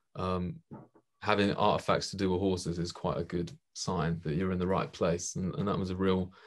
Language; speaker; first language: English; native; English